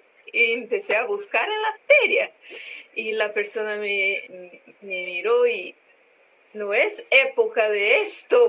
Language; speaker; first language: Spanish; non-native, learner; Portuguese